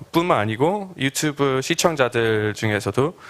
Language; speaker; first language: Korean; non-native, fluent; English